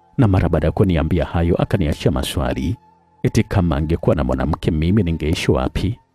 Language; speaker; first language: Swahili; native; Swahili